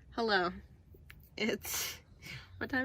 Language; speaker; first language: English; native; English